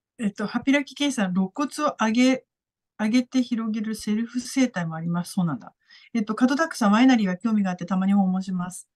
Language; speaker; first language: Japanese; native; Japanese